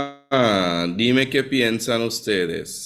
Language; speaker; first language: Spanish; non-native, fluent; English